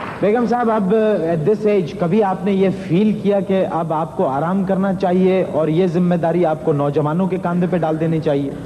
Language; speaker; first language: Urdu; native; Urdu